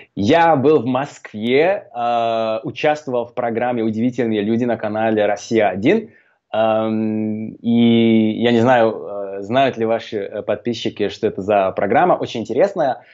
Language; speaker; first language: Russian; non-native, fluent; Slovak